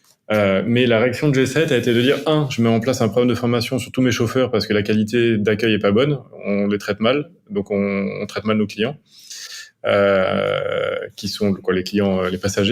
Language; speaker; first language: French; native; French